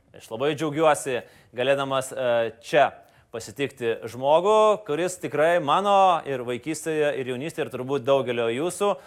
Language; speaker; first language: Lithuanian; native; Lithuanian